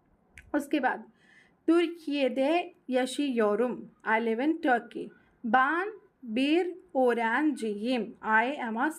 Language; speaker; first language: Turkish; non-native, learner; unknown